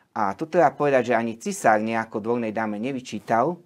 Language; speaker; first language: Slovak; native; Slovak